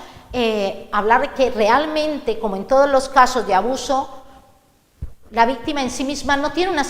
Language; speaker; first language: Spanish; native; Spanish